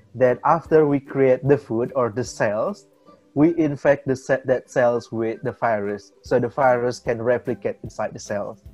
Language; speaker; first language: English; non-native, fluent; Indonesian